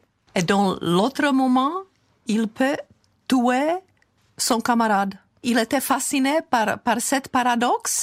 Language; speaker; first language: French; non-native, fluent; Czech